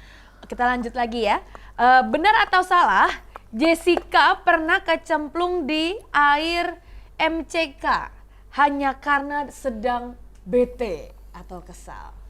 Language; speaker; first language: Indonesian; native; Indonesian